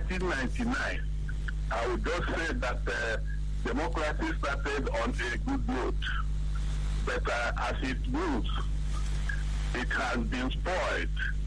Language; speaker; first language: English; non-native, local second language; Igbo